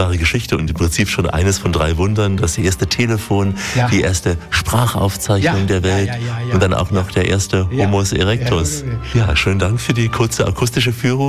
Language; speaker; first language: German; native; German